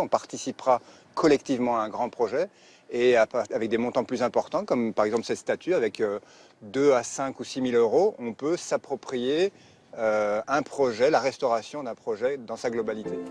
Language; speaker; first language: French; native; French